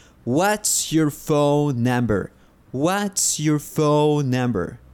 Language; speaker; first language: English; non-native, fluent; Spanish